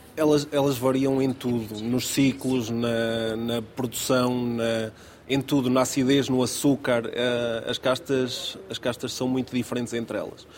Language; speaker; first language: Portuguese; native; Portuguese